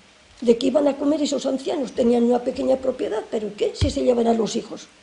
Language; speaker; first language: Spanish; native; Spanish